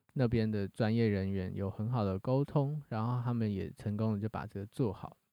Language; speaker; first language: Chinese; native; Chinese